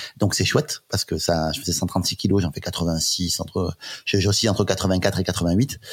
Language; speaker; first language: French; native; French